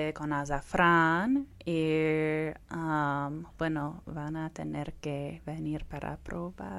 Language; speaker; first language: Spanish; non-native, fluent; English